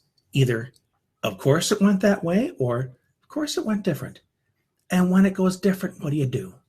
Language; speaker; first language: English; native; English